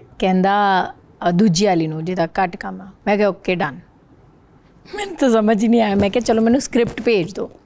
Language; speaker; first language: Punjabi; non-native, local second language; Hindi